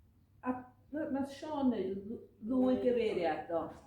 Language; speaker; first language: Welsh; native; Welsh